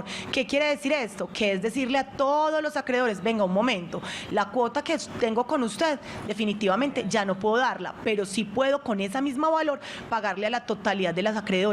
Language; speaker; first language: Spanish; native; Spanish